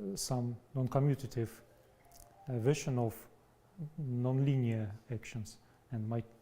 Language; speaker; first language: English; non-native, fluent; Russian